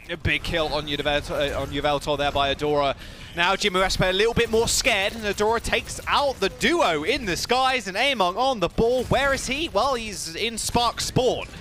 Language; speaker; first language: English; native; English